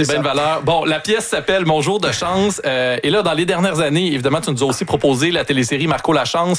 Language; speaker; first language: French; native; French